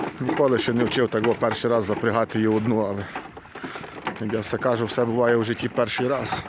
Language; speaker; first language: Ukrainian; native; Ukrainian